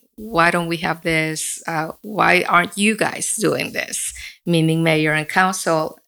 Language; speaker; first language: English; early bilingual, other home language; Spanish